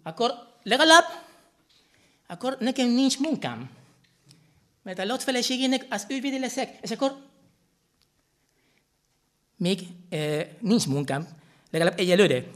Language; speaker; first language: Hungarian; non-native, fluent; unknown